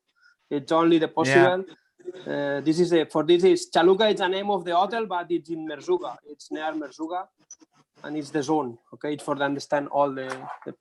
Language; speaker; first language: English; non-native, learner; Spanish